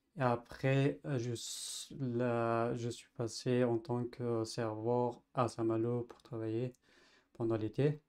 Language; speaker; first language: French; non-native, fluent; Persian